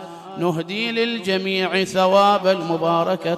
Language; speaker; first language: Arabic; native; Arabic